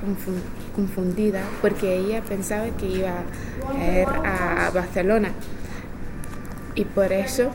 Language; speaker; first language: Spanish; non-native, fluent; English